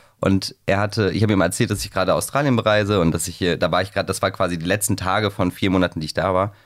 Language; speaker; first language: German; native; German